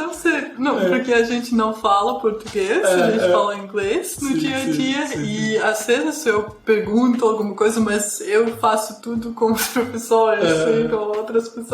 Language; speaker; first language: Portuguese; non-native, fluent; Russian